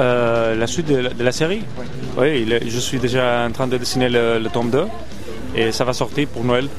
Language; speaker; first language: French; non-native, fluent; Spanish